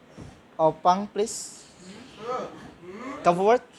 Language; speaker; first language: English; non-native, learner; Indonesian